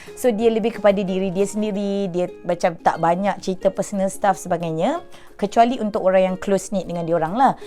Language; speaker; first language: Malay; native; Malay